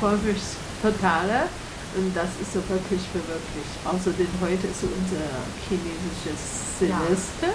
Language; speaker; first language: German; non-native, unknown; Chinese